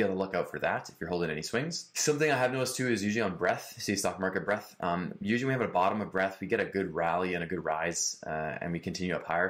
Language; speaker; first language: English; native; English